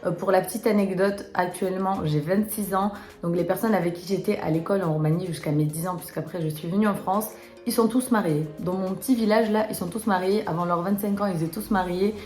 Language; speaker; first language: French; early bilingual, other home language; Romanian